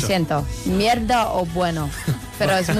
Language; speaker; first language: Spanish; non-native, learner; English